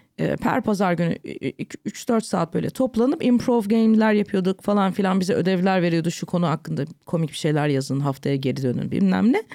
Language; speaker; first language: Turkish; early bilingual, heritage; Turkish